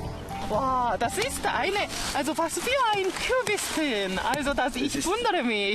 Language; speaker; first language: German; non-native, learner; Korean